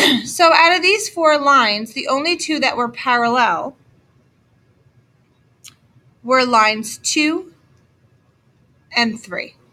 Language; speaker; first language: English; native; English